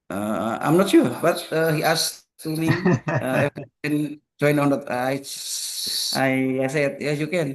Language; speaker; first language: English; non-native, learner; Indonesian